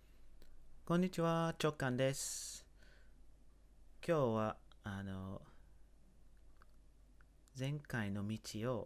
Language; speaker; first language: Japanese; non-native, learner; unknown